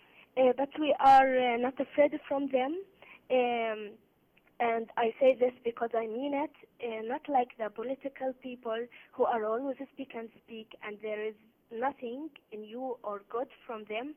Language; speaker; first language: English; non-native, learner; Arabic